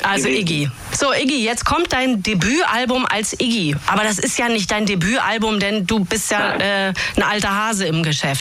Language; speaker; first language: German; native; German